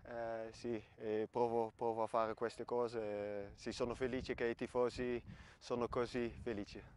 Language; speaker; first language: Italian; non-native, fluent; Dutch